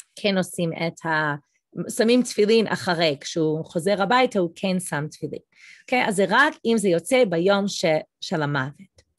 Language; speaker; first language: Hebrew; non-native, fluent; English